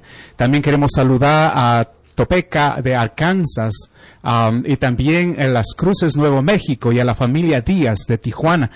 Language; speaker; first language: Spanish; native; Spanish